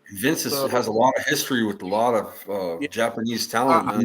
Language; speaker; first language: English; native; English